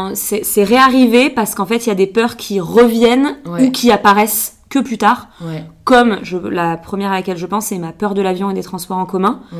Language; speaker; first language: French; native; French